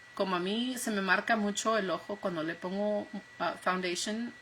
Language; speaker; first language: Spanish; early bilingual, heritage; Spanish